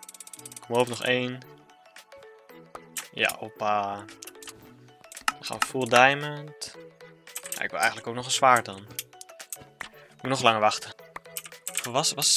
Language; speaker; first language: Dutch; native; Dutch